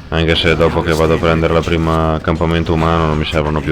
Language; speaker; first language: Italian; native; Italian